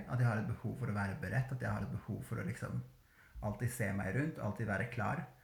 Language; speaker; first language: Norwegian; early bilingual, other home language; Albanian